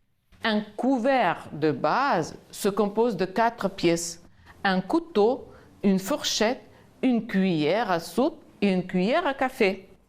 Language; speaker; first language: French; non-native, fluent; Ukrainian